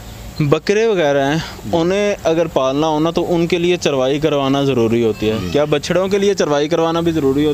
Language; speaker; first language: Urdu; non-native, local second language; Punjabi